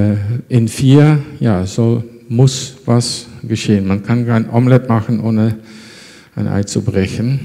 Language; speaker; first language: German; non-native, fluent; Dutch